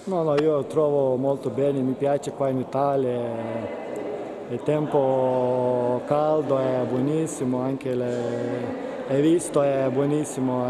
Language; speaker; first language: Italian; non-native, learner; Lithuanian